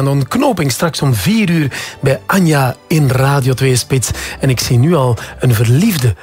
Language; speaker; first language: Dutch; native; Dutch